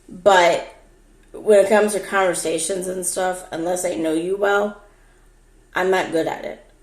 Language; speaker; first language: English; native; English